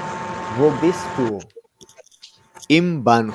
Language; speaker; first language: German; non-native, fluent; Spanish